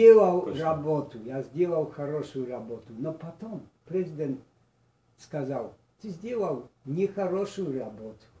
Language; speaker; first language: Russian; non-native, learner; Polish